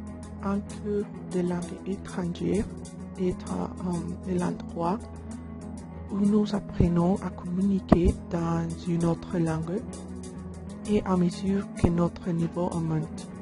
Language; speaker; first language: French; non-native, fluent; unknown